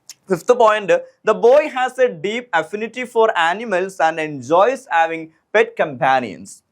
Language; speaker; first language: English; non-native, local second language; Malayalam